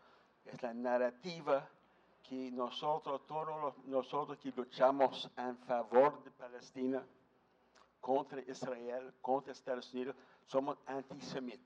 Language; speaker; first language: Spanish; non-native, fluent; English